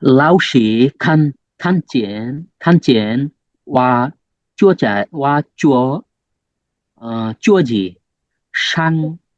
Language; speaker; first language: Chinese; non-native, learner; Bangla